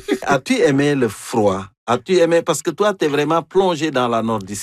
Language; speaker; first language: French; native; French